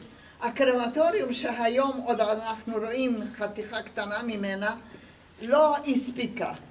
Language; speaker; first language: Hebrew; non-native, fluent; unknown